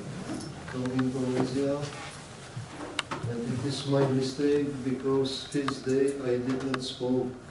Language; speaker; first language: English; non-native, learner; Czech